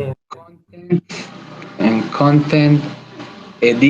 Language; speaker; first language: English; non-native, learner; Spanish